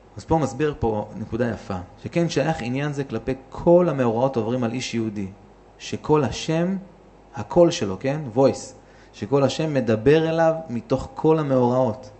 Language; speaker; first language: Hebrew; native; Hebrew